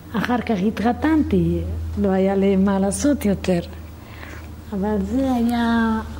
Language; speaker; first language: Hebrew; non-native, fluent; Romanian